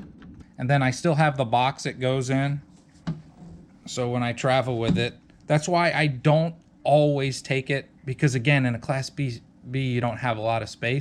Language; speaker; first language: English; native; English